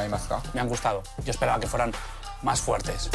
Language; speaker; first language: Spanish; native; Spanish